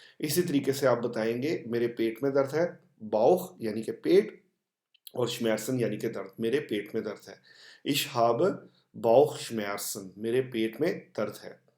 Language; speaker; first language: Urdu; non-native, local second language; Punjabi